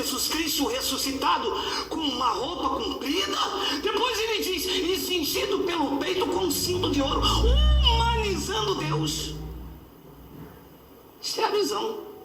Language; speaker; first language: Portuguese; native; Portuguese